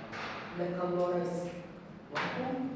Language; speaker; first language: Spanish; non-native, learner; English